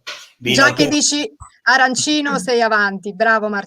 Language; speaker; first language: Italian; native; Italian